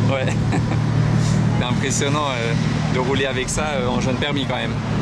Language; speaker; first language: French; native; French